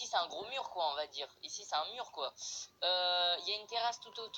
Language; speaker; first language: French; native; French